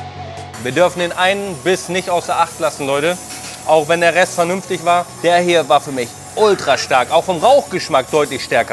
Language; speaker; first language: German; native; German